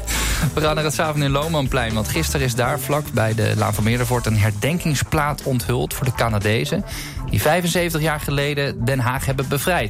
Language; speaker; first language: Dutch; native; Dutch